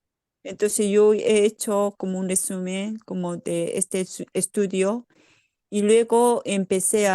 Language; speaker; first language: Spanish; non-native, fluent; Korean